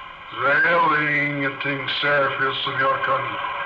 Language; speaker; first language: Swedish; early bilingual, heritage; Swedish